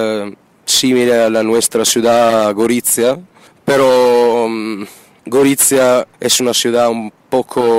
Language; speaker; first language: Spanish; non-native, fluent; Italian